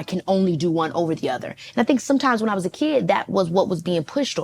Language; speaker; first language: English; native; English